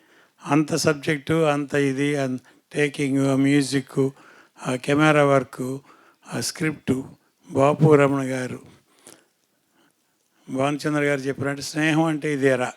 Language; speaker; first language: Telugu; native; Telugu